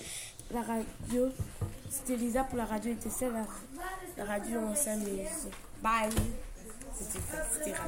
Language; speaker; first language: French; native; French